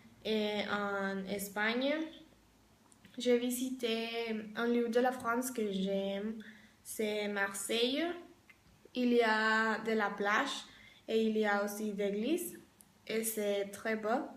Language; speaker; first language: French; non-native, learner; Spanish